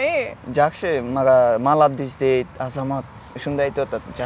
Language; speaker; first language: Kyrgyz; non-native, learner; Bangla